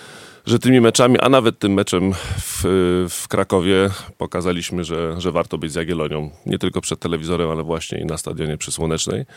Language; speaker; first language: Polish; native; Polish